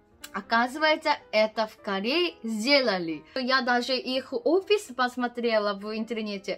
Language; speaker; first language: Russian; non-native, learner; Korean